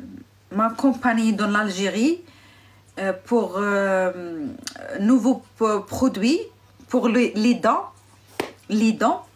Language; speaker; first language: French; non-native, learner; Arabic